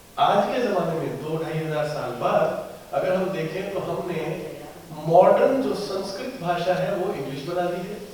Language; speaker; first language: Hindi; native; Hindi